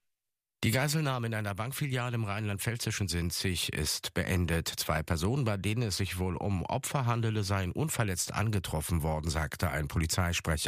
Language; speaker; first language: German; native; German